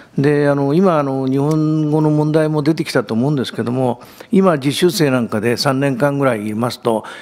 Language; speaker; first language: Japanese; native; Japanese